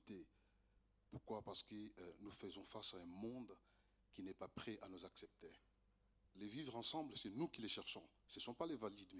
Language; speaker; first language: French; native; French